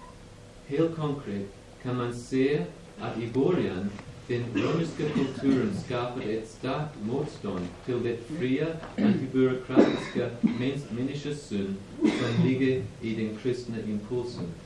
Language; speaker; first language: Swedish; non-native, fluent; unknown